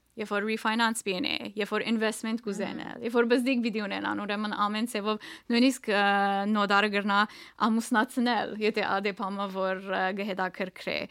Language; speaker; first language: Armenian; early bilingual, heritage; Armenian